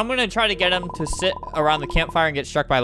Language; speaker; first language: English; native; English